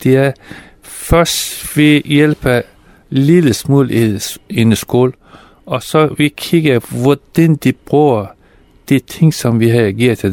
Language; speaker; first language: Danish; non-native, fluent; Persian